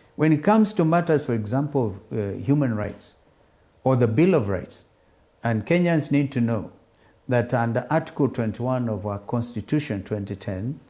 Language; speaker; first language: English; non-native, local second language; Kamba